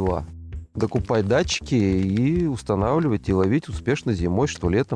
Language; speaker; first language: Russian; native; Russian